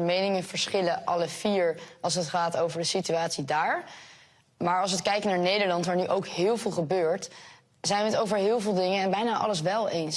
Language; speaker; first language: Dutch; native; Dutch